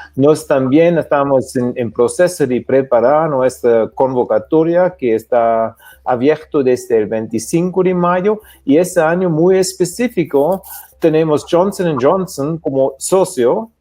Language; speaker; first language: Spanish; non-native, fluent; German